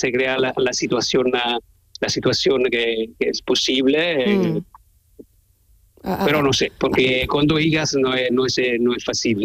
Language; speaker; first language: Spanish; non-native, learner; Italian